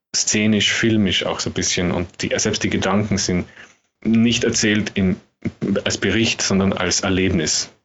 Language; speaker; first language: German; native; German